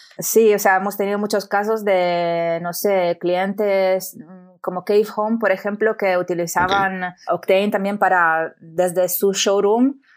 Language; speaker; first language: Spanish; non-native, fluent; Italian